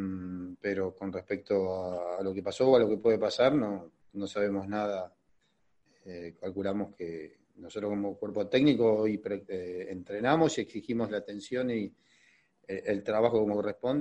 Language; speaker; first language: Spanish; native; Spanish